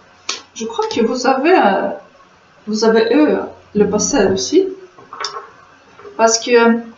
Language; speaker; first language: French; non-native, fluent; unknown